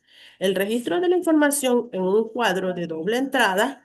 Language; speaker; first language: Spanish; native; Spanish